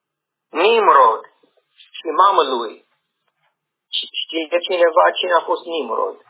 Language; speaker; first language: Romanian; non-native, learner; English